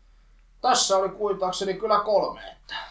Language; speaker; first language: Finnish; native; Finnish